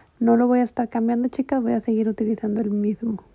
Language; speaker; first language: Spanish; native; Spanish